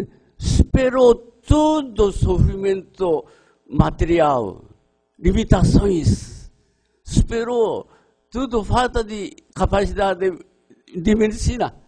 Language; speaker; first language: Portuguese; non-native, learner; Japanese